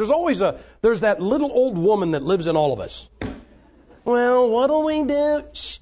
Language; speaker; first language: English; native; English